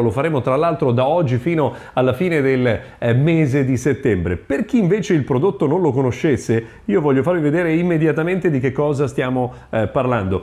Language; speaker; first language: Italian; native; Italian